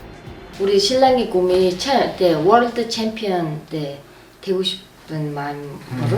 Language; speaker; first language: Korean; non-native, fluent; Mongolian